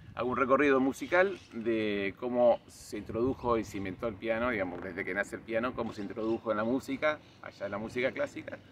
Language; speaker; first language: Spanish; native; Spanish